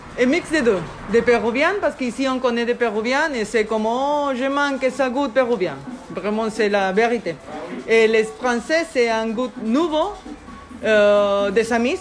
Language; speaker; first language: French; non-native, learner; Spanish